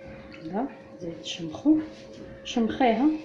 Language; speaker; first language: Arabic; native; Arabic